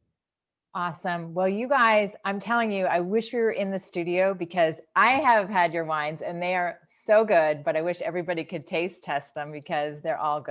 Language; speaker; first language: English; native; English